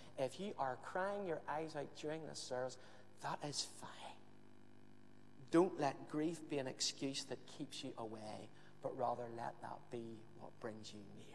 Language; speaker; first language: English; native; English